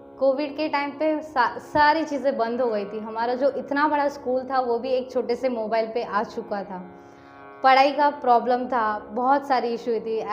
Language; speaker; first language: Hindi; non-native, local second language; Nepali